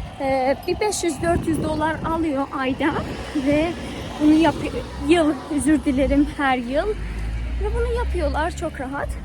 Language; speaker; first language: Turkish; non-native, fluent; Persian